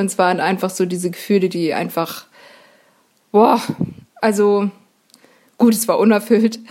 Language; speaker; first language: German; native; German